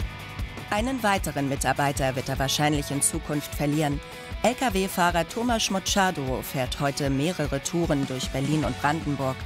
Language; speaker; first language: German; native; German